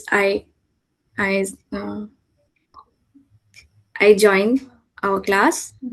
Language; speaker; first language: English; non-native, learner; Hindi